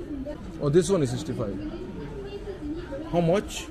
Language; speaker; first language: English; non-native, local second language; Hindi